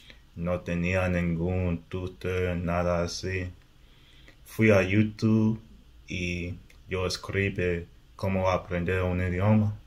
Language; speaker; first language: Spanish; non-native, learner; English